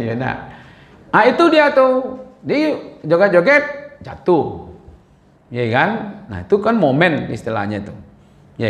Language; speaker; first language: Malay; non-native, local second language; Minangkabau